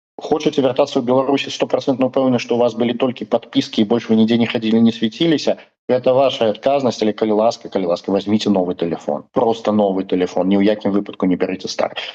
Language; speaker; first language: Belarusian; non-native, local second language; Russian